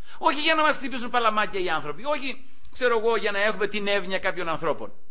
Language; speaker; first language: Greek; native; Greek